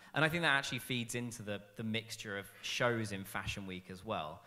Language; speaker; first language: English; native; English